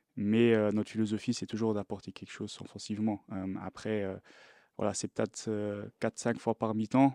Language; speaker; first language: French; non-native, local second language; Luxembourgish